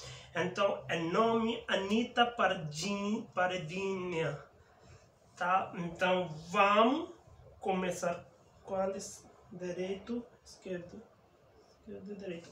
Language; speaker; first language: Portuguese; non-native, learner; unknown